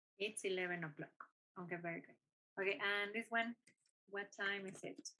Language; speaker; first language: English; non-native, fluent; Spanish